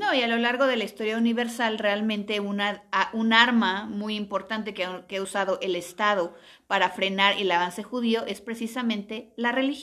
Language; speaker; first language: Spanish; native; Spanish